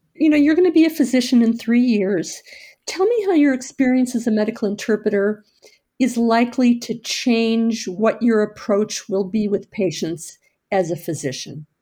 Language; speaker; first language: English; native; English